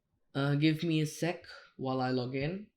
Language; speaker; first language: English; native; English